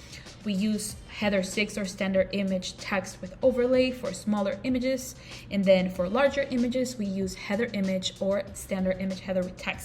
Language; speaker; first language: English; non-native, local second language; Spanish